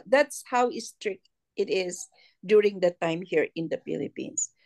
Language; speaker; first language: English; non-native, local second language; Filipino